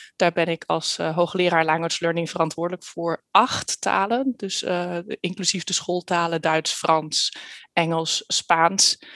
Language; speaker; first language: Dutch; early bilingual, heritage; Dutch